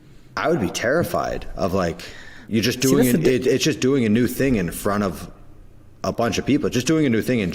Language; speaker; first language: English; native; English